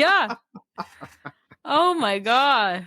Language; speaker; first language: English; native; English